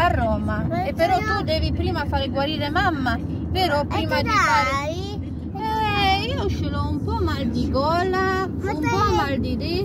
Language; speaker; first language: Italian; non-native, learner; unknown